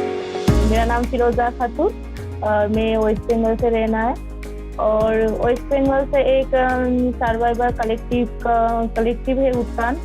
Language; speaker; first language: Hindi; non-native, local second language; Bangla